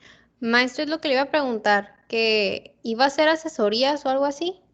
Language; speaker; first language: Spanish; native; Spanish